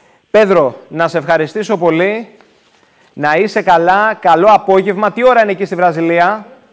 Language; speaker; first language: Greek; native; Greek